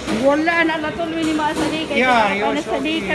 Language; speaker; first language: Arabic; non-native, learner; Filipino